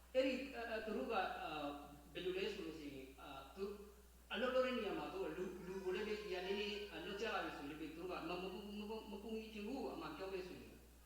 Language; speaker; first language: Burmese; non-native, local second language; Hakha Chin